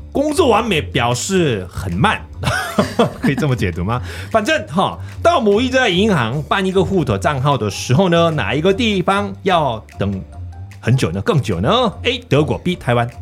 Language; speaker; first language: Chinese; non-native, fluent; Korean